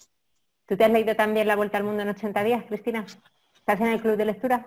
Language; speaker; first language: Spanish; native; Spanish